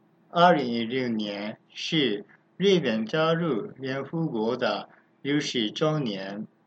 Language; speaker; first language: Chinese; non-native, learner; Japanese